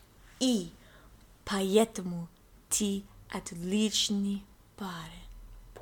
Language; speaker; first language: Russian; non-native, learner; English